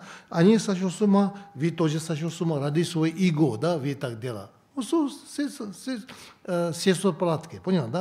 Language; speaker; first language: Russian; non-native, learner; Tibetan